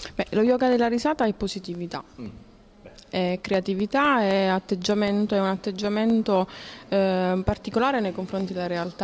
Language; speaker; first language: Italian; native; Italian